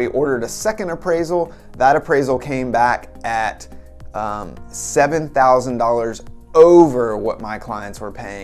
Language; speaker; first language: English; native; English